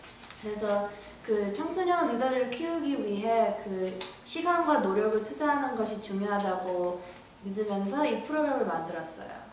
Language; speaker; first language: Korean; early bilingual, heritage; English